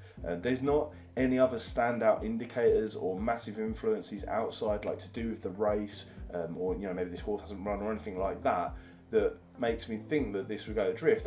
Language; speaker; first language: English; native; English